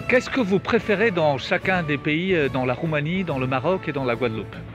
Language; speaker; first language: French; native; French